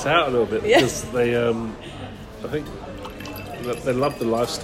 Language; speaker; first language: English; native; English